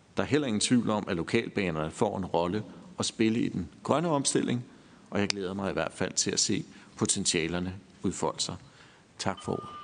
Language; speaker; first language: Danish; native; Danish